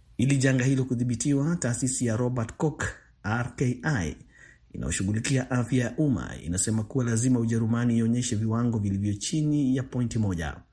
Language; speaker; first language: Swahili; non-native, local second language; Kikuyu